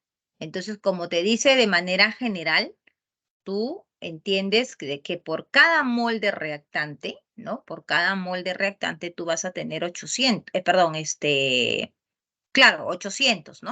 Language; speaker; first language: Spanish; native; Spanish